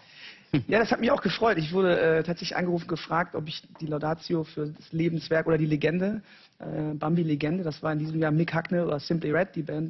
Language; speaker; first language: German; native; German